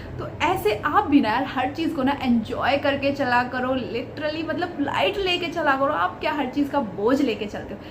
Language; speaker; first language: Hindi; native; Hindi